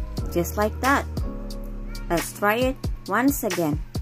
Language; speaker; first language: English; non-native, fluent; Indonesian